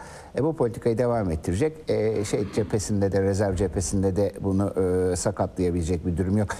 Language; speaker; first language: Turkish; native; Turkish